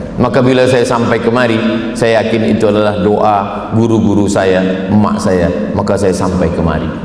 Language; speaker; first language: Malay; native; Malay